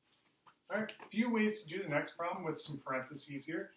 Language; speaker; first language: English; native; English